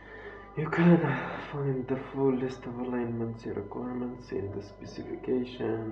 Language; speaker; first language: English; non-native, fluent; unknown